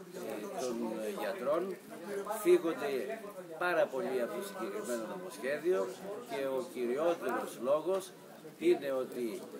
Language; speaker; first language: Greek; native; Greek